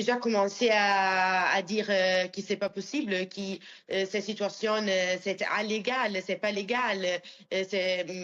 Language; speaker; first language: French; non-native, learner; Italian